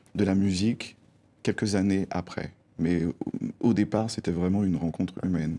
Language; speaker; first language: French; native; French